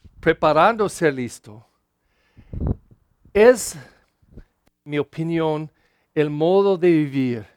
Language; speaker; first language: Spanish; non-native, learner; English